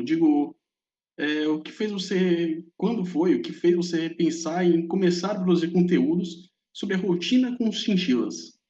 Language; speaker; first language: Portuguese; native; Portuguese